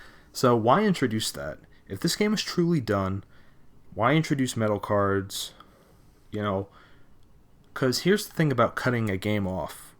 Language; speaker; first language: English; native; English